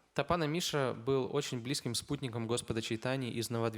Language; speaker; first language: Russian; native; Russian